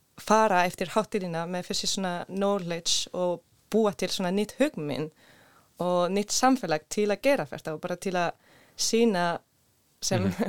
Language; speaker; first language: Icelandic; non-native, learner; Swedish